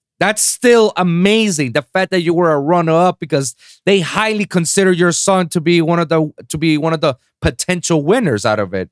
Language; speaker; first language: English; non-native, local second language; Spanish